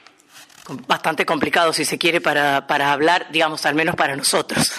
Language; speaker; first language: Spanish; native; Spanish